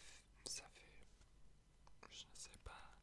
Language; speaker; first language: French; non-native, fluent; English